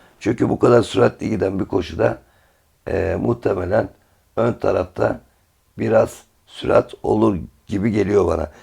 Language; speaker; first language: Turkish; native; Turkish